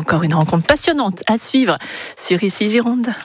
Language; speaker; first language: French; native; French